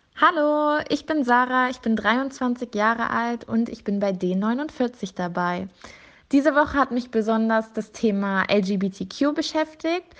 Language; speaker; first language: German; native; German